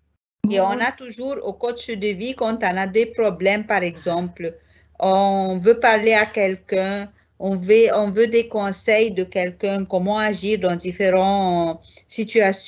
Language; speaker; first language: French; non-native, fluent; Arabic